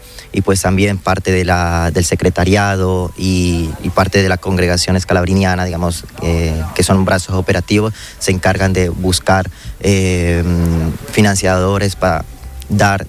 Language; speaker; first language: Spanish; native; Spanish